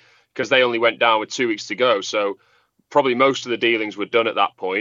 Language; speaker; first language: English; native; English